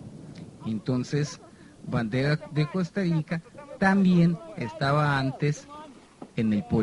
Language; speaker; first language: Spanish; non-native, fluent; Russian